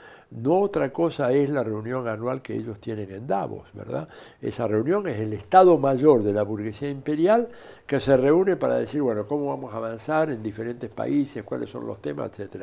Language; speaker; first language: Spanish; native; Spanish